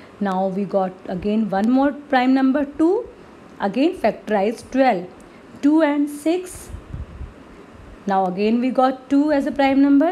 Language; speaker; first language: English; non-native, local second language; Hindi